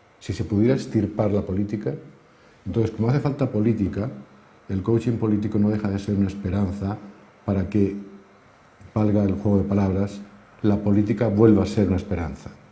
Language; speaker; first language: Spanish; native; Spanish